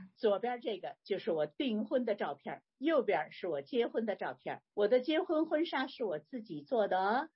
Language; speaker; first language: Chinese; native; Chinese